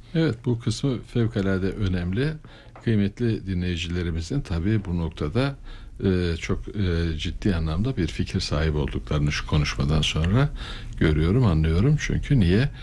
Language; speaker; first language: Turkish; native; Turkish